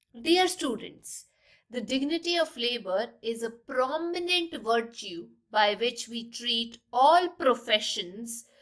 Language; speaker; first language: English; non-native, local second language; Punjabi